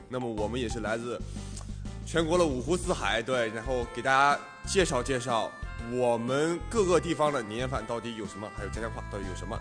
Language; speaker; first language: Chinese; native; Chinese